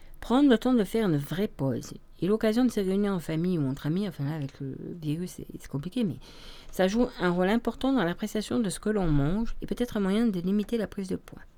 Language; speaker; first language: French; native; French